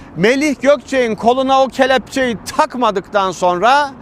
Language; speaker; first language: Turkish; native; Turkish